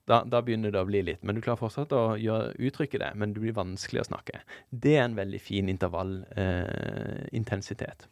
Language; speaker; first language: Norwegian; native; Norwegian